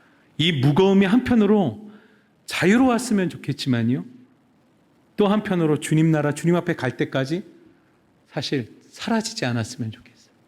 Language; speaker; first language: Korean; native; Korean